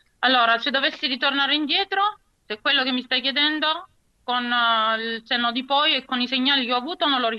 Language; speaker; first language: Italian; native; Italian